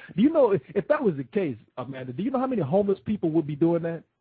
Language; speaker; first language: English; native; English